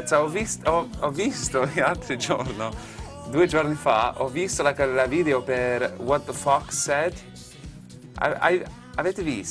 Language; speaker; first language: Italian; non-native, fluent; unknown